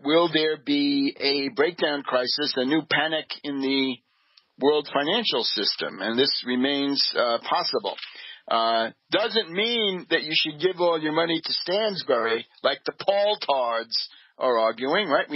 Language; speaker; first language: English; native; English